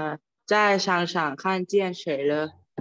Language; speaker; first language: Chinese; non-native, learner; Thai